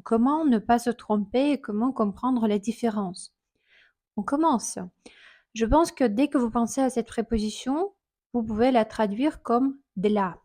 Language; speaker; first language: French; non-native, fluent; Russian